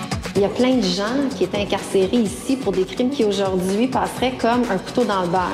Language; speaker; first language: French; native; French